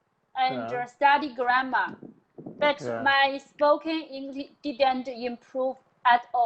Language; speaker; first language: English; non-native, learner; Chinese